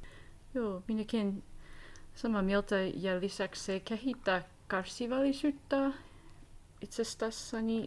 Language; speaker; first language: Finnish; non-native, learner; English